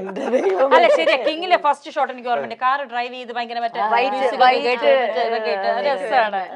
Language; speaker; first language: Malayalam; native; Malayalam